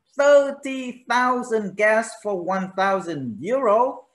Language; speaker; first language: English; non-native, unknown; Vietnamese